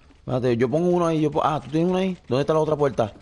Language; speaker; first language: Spanish; native; Spanish